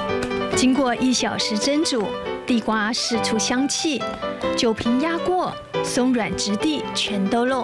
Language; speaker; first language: Chinese; native; Chinese